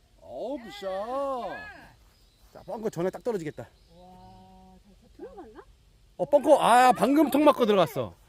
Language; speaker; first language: Korean; native; Korean